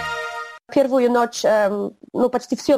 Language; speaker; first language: Russian; non-native, fluent; Polish